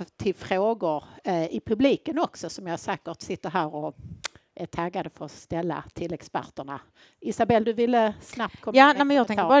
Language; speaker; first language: Swedish; native; Swedish